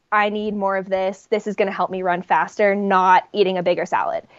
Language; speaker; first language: English; native; English